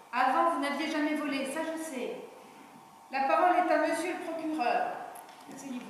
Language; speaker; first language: French; native; French